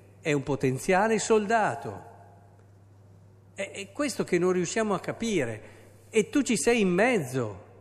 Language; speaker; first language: Italian; native; Italian